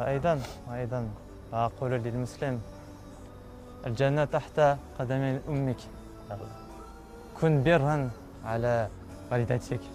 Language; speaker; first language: Arabic; non-native, learner; French